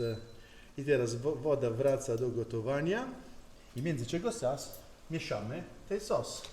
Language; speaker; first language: Polish; non-native, learner; Italian